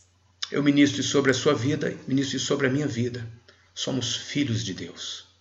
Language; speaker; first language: Portuguese; native; Portuguese